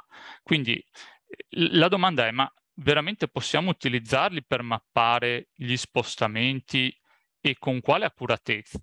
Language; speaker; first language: Italian; native; Italian